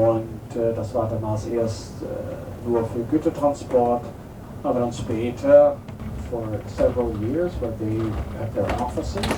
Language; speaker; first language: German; non-native, fluent; English